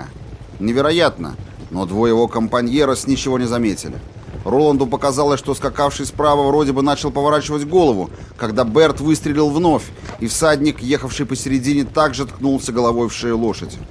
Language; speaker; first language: Russian; native; Russian